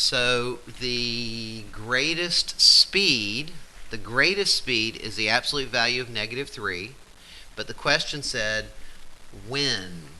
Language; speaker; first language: English; native; English